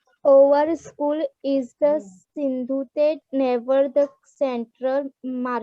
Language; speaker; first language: English; non-native, learner; Hindi